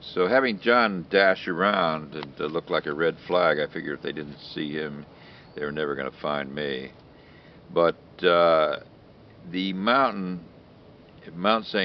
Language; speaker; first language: English; native; English